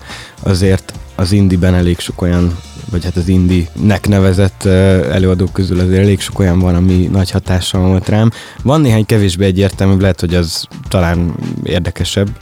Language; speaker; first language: Hungarian; native; Hungarian